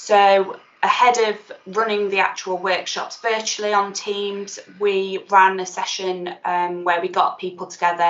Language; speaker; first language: English; native; English